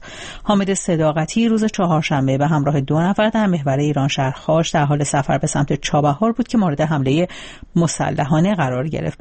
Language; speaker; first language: Persian; native; Persian